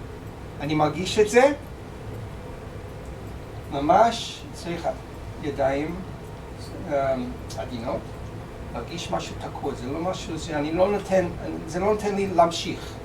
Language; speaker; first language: Hebrew; non-native, fluent; English